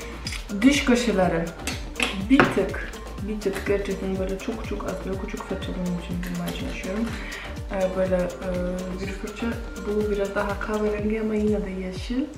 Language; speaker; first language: Turkish; non-native, fluent; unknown